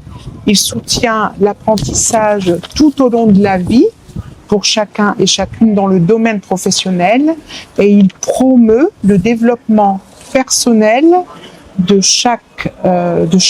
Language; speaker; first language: French; native; French